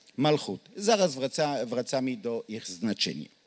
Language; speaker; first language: Polish; non-native, learner; Hebrew